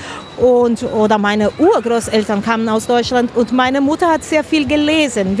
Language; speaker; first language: German; non-native, fluent; Spanish